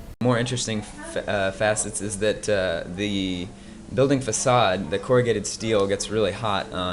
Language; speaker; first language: English; native; English